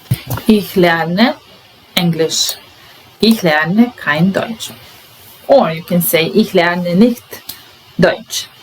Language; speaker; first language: German; non-native, fluent; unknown